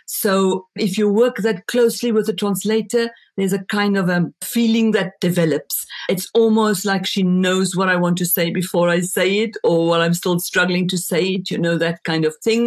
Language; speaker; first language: English; non-native, local second language; Afrikaans